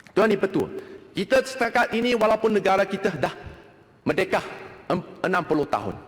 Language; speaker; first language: Malay; non-native, local second language; Chinese